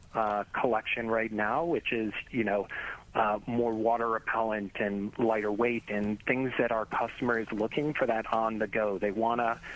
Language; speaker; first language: English; native; English